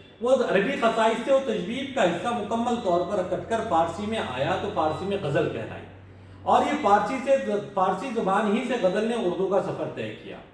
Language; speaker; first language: Urdu; native; Urdu